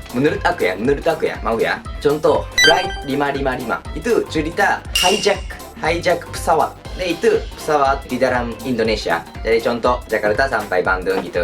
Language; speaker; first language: Indonesian; non-native, learner; Japanese